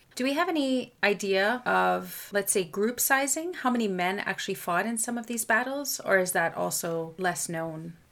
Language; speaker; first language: English; non-native, fluent; French